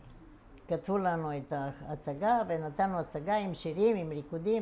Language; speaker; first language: Hebrew; non-native, fluent; Bulgarian